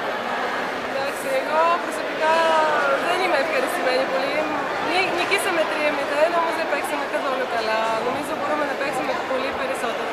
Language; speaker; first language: Greek; non-native, fluent; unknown